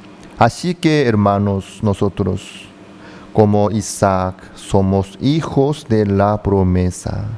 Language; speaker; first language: Spanish; non-native, fluent; Korean